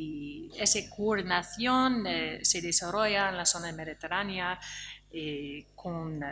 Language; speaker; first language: Spanish; non-native, fluent; English